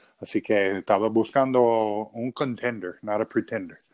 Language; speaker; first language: Spanish; early bilingual, other home language; English